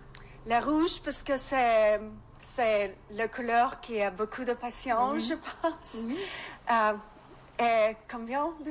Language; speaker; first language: French; non-native, learner; Russian